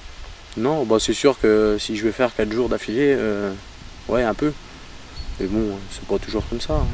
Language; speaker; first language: French; native; French